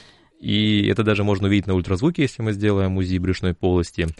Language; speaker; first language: Russian; native; Russian